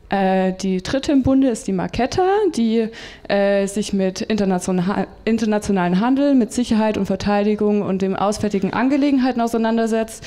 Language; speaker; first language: German; native; German